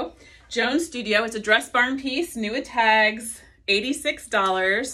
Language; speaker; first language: English; native; English